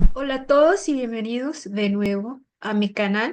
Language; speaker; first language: Spanish; early bilingual, heritage; Spanish